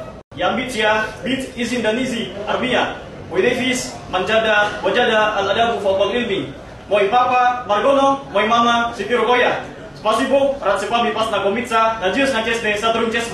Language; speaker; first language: Russian; non-native, learner; Indonesian